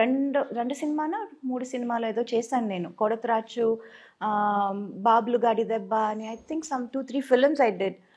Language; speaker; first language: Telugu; non-native, local second language; Tamil